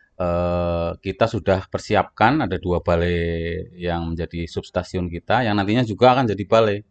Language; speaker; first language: Indonesian; non-native, local second language; Javanese